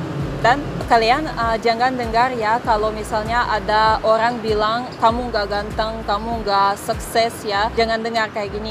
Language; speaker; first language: Indonesian; non-native, fluent; Russian